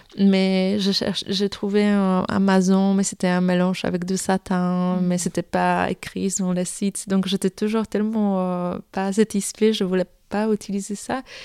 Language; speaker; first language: French; non-native, fluent; Polish